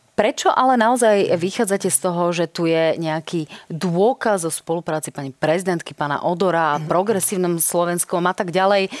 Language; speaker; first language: Slovak; native; Slovak